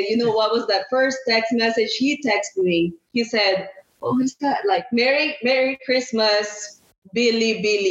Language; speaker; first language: English; non-native, local second language; Filipino